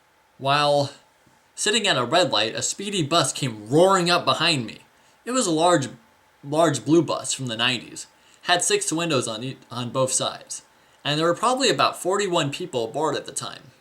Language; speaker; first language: English; native; English